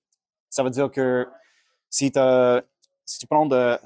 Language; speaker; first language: French; non-native, local second language; English